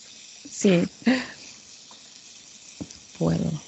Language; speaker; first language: Spanish; non-native, learner; English